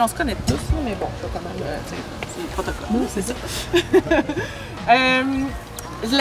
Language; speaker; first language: French; native; French